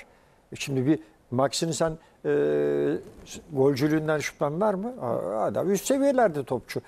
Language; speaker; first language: Turkish; native; Turkish